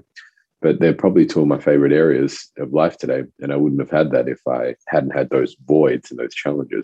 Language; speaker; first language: English; non-native, local second language; French